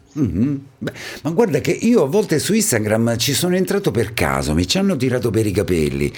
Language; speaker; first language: Italian; native; Italian